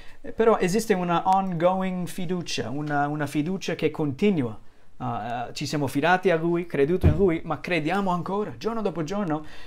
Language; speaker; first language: Italian; non-native, fluent; English